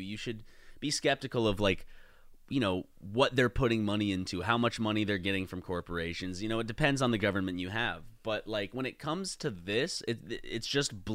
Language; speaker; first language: English; native; English